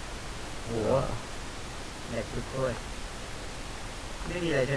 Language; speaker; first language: Thai; native; Thai